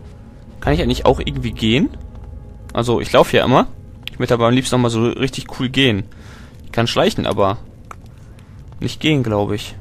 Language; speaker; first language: German; native; German